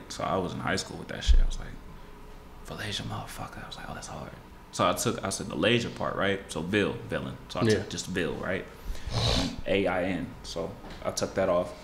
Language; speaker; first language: English; native; English